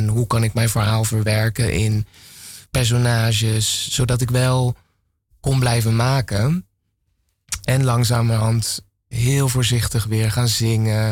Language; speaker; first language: Dutch; native; Dutch